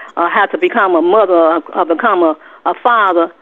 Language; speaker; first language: English; native; English